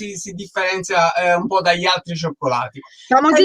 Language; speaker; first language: Italian; native; Italian